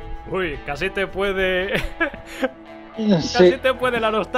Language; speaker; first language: Spanish; native; Spanish